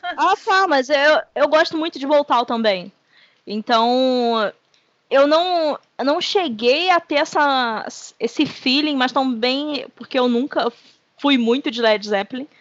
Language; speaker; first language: Portuguese; native; Portuguese